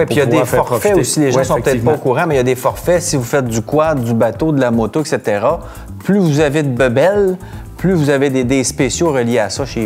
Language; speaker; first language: French; native; French